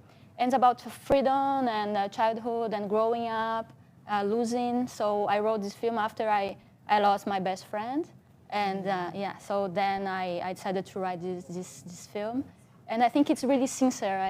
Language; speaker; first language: English; non-native, fluent; Portuguese